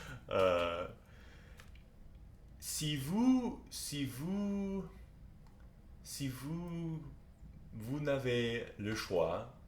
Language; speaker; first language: French; non-native, learner; English